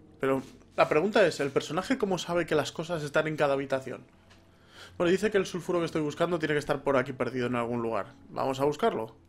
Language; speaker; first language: Spanish; native; Spanish